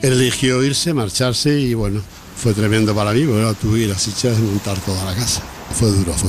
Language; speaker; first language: Spanish; native; Spanish